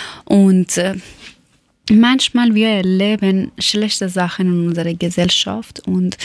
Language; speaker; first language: German; non-native, learner; Persian